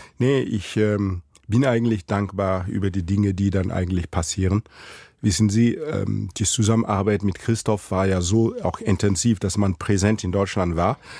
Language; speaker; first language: German; non-native, fluent; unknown